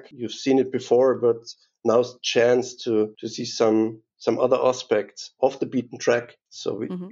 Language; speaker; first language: English; non-native, fluent; German